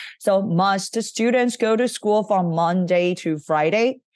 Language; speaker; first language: English; non-native, fluent; Chinese